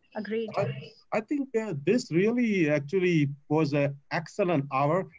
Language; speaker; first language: English; non-native, local second language; Gujarati